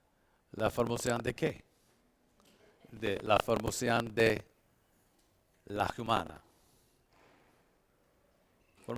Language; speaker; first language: Spanish; non-native, learner; English